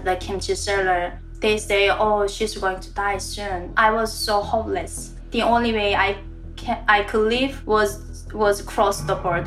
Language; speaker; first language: English; non-native, learner; Korean